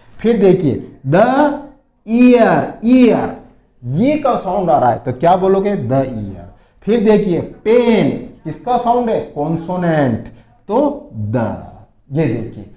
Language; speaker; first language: Hindi; native; Hindi